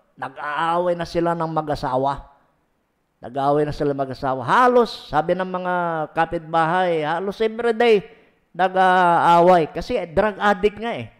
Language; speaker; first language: Filipino; non-native, local second language; Pangasinan